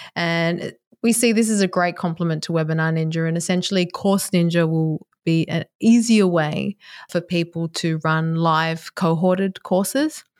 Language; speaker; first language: English; native; English